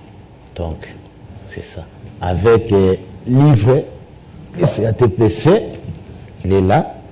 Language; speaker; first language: French; non-native, local second language; Kongo